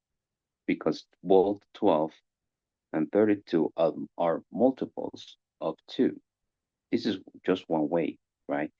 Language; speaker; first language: English; non-native, fluent; Spanish